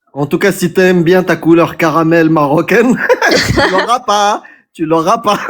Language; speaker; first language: French; non-native, local second language; Arabic